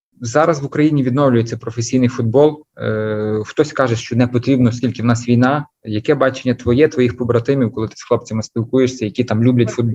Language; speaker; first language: Ukrainian; native; Ukrainian